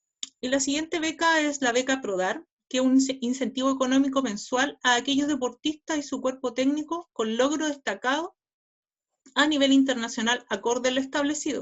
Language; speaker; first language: Spanish; native; Spanish